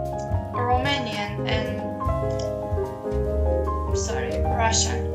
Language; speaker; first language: English; non-native, fluent; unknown